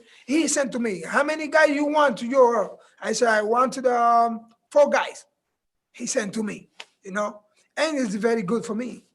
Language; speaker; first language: English; non-native, learner; Spanish